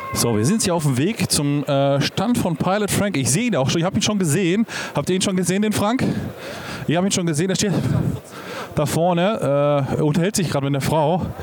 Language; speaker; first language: German; native; German